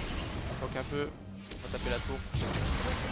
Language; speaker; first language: French; native; French